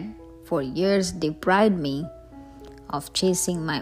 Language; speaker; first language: English; non-native, local second language; Hindi